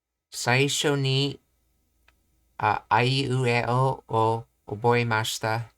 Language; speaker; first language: Japanese; non-native, learner; English